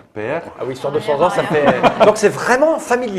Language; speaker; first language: French; native; French